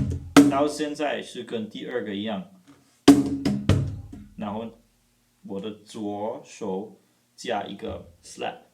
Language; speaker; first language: Chinese; non-native, fluent; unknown